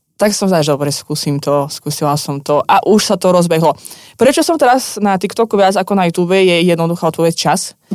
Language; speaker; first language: Slovak; non-native, fluent; Russian